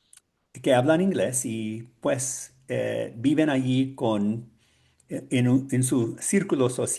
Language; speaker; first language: Spanish; non-native, learner; English